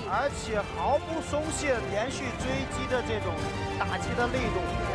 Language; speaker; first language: Chinese; native; Chinese